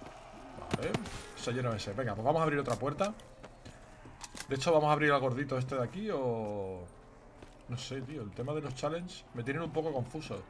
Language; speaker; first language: Spanish; native; Spanish